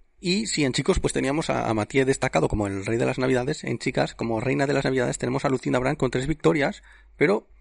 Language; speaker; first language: Spanish; native; Spanish